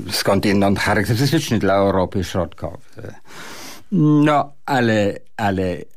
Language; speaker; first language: Polish; non-native, fluent; English